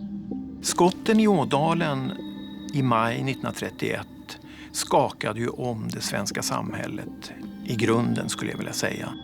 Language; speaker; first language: Swedish; native; Swedish